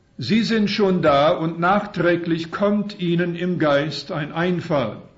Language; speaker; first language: German; early bilingual, heritage; German